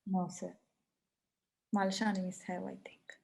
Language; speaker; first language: English; non-native, learner; Sinhala